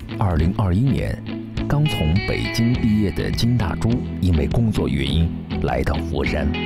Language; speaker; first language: Chinese; native; Chinese